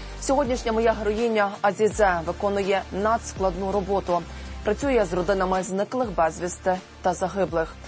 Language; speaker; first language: Ukrainian; native; Ukrainian